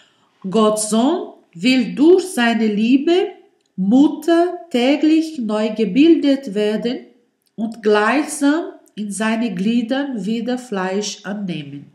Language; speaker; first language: German; non-native, learner; Portuguese